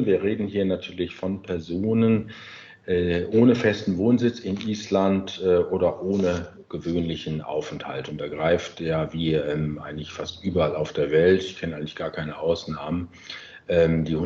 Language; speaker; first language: German; native; German